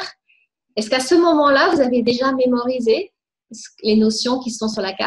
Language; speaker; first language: French; native; French